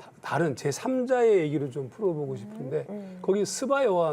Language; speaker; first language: Korean; native; Korean